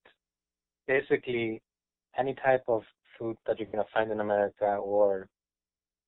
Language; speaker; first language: English; non-native, fluent; Icelandic